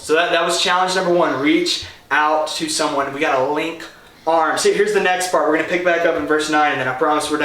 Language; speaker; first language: English; native; English